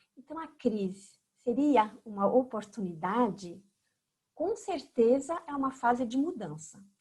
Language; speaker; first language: Portuguese; non-native, fluent; French